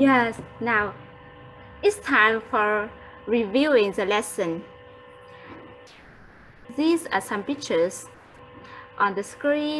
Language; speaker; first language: English; non-native, fluent; Vietnamese